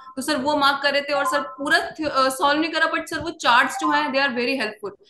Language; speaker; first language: Hindi; native; Hindi